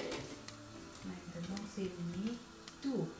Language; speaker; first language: French; non-native, learner; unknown